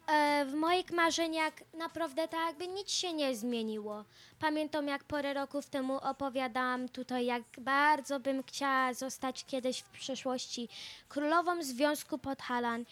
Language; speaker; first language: Polish; early bilingual, heritage; Polish